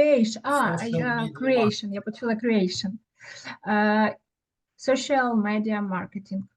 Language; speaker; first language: English; non-native, learner; Ukrainian